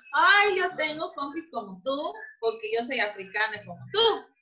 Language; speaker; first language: Spanish; non-native, fluent; English